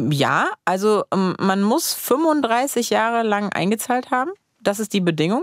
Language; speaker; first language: German; native; German